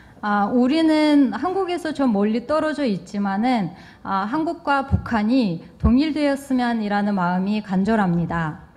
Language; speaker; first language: Korean; non-native, fluent; Kyrgyz